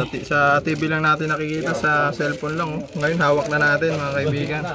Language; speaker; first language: Filipino; native; Filipino